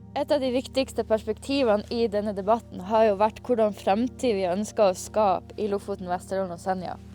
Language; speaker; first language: Norwegian; native; Norwegian